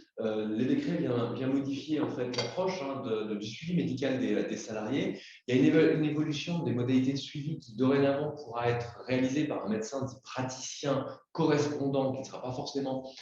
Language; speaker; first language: French; native; French